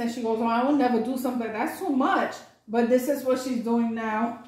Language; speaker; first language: English; native; English